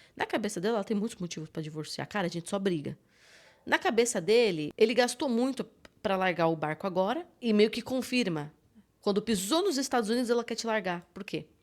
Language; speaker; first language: Portuguese; native; Portuguese